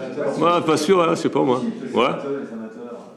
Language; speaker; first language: French; native; French